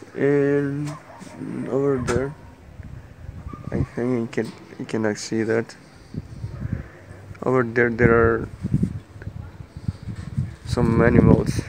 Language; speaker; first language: English; non-native, learner; Spanish